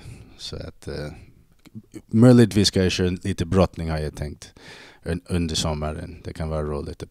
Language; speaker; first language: Swedish; non-native, fluent; English